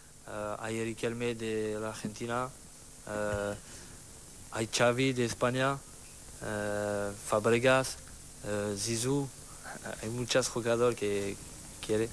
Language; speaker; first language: Spanish; non-native, learner; French